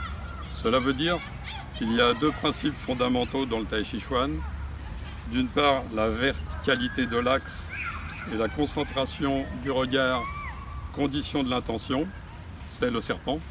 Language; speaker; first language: French; native; French